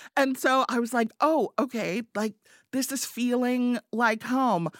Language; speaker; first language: English; native; English